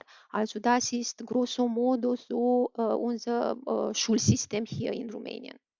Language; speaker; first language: German; non-native, fluent; Romanian